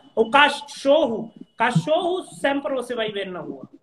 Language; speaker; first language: Portuguese; non-native, learner; Hindi